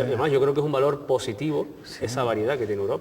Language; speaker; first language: Spanish; native; Spanish